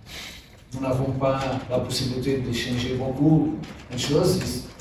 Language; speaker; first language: French; non-native, learner; Portuguese